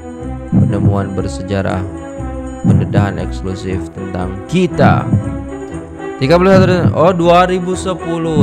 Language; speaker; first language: Indonesian; native; Indonesian